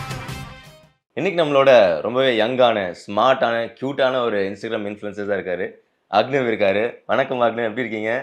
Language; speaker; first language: Tamil; native; Tamil